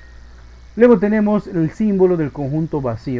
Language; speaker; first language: Spanish; native; Spanish